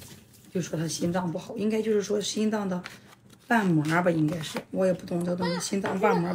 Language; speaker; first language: Chinese; native; Chinese